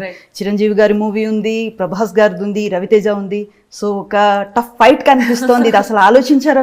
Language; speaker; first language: Telugu; native; Telugu